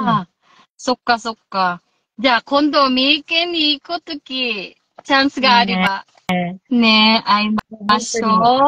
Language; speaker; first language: Japanese; non-native, local second language; Filipino